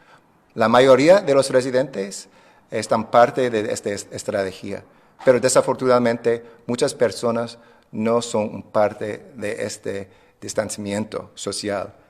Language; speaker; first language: Spanish; non-native, fluent; English